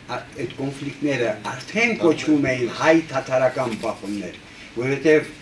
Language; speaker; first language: Armenian; native; Armenian